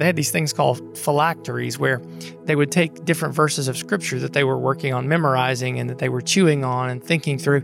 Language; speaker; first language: English; native; English